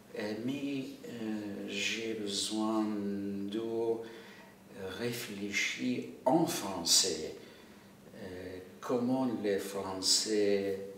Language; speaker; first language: French; non-native, learner; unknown